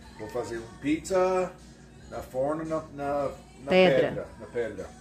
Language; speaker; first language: Portuguese; non-native, learner; English